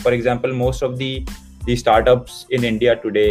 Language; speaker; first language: English; non-native, local second language; Hindi